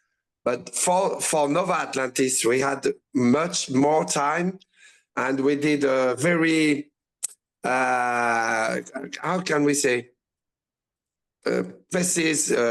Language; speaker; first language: English; non-native, learner; French